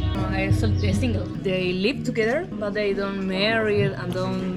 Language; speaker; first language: English; non-native, learner; Spanish